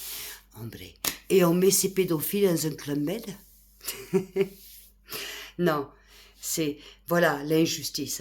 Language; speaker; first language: French; native; French